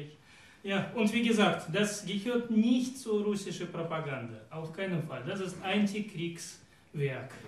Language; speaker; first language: German; non-native, learner; Russian